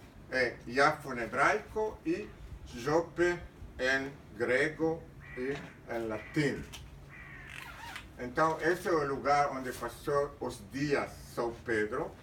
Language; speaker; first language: Portuguese; non-native, fluent; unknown